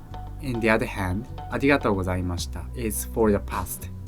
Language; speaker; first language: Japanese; native; Japanese